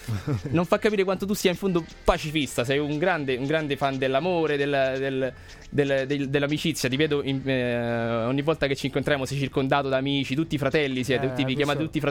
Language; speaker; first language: Italian; native; Italian